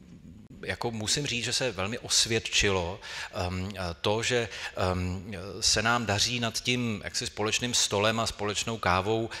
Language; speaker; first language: Czech; native; Czech